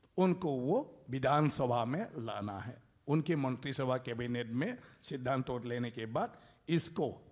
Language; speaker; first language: Hindi; non-native, local second language; Bodo